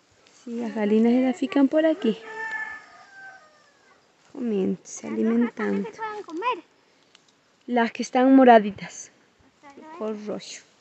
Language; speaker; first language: Spanish; non-native, learner; Portuguese